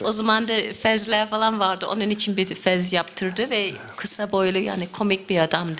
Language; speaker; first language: Turkish; non-native, fluent; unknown